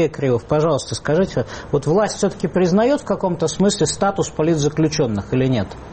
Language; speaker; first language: Russian; native; Russian